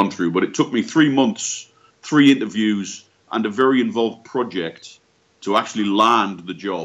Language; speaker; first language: English; native; English